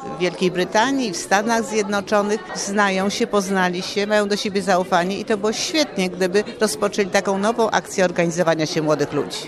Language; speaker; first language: Polish; native; Polish